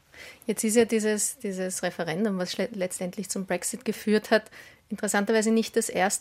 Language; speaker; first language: German; native; German